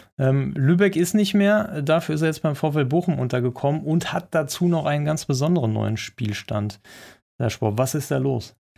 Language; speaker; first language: German; native; German